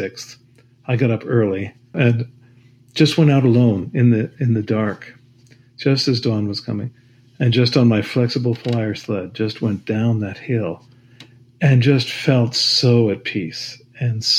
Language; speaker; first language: English; native; English